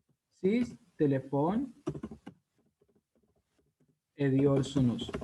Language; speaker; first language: Turkish; non-native, learner; Spanish